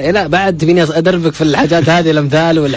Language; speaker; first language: Arabic; native; Arabic